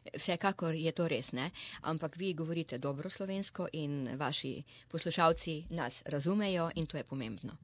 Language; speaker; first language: Slovenian; native; Slovenian